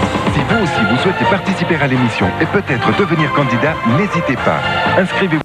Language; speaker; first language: French; native; French